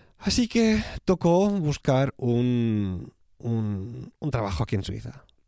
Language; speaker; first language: Spanish; native; Spanish